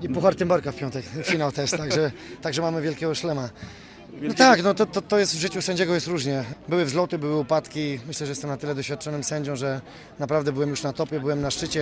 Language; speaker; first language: Polish; native; Polish